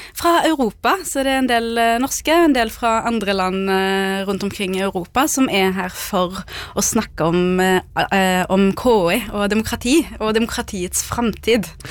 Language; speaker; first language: Norwegian; early bilingual, other home language; Arabic